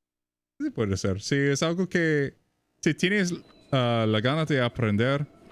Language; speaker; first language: Spanish; non-native, fluent; English